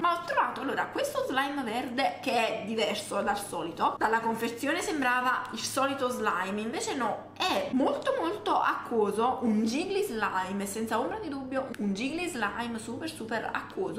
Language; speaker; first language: Italian; native; Italian